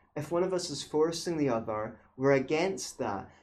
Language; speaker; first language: English; native; English